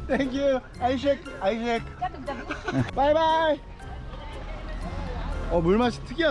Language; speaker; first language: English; non-native, learner; Korean